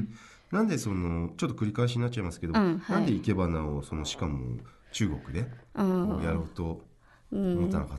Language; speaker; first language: Japanese; native; Japanese